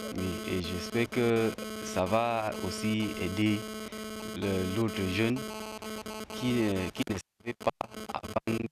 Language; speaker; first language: French; non-native, local second language; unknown